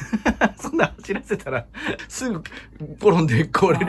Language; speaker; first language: Japanese; native; Japanese